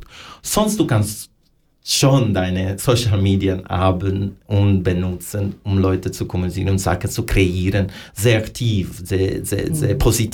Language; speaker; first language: German; non-native, fluent; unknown